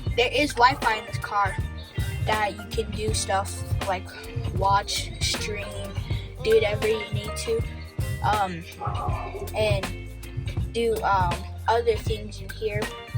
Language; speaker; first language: English; native; English